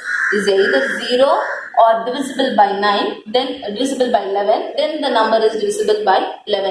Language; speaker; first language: English; non-native, local second language; Tamil